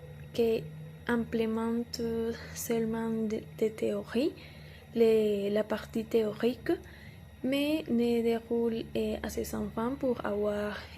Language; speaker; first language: French; non-native, learner; Spanish